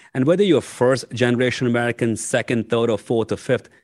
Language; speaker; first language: English; non-native, local second language; Hindi